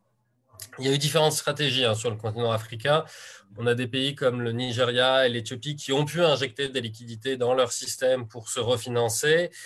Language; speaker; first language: French; native; French